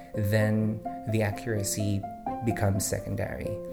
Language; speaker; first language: English; non-native, local second language; Filipino